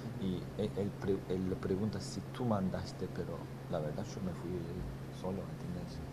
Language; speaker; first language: Spanish; non-native, learner; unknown